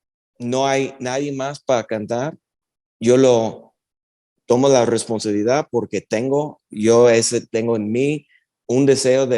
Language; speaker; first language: Spanish; early bilingual, heritage; Spanish